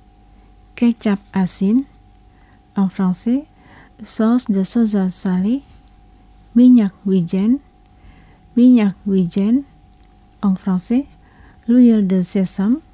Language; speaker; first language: French; non-native, local second language; Indonesian